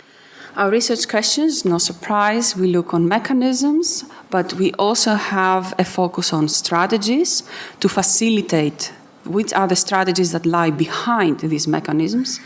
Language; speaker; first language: English; non-native, fluent; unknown